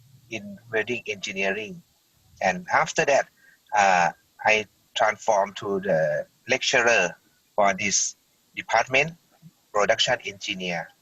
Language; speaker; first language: English; non-native, learner; Thai